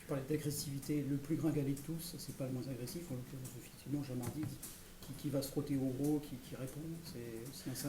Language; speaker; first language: French; native; French